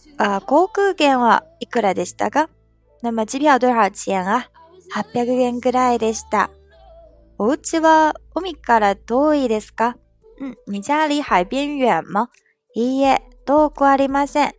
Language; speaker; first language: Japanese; non-native, fluent; Chinese